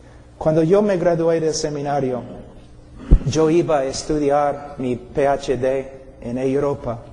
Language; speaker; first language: Spanish; non-native, fluent; English